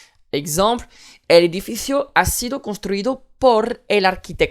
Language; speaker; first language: Spanish; non-native, fluent; French